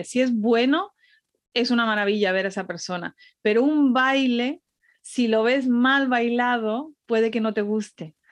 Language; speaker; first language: Spanish; native; Spanish